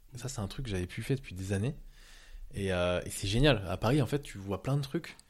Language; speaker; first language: French; early bilingual, other home language; Vietnamese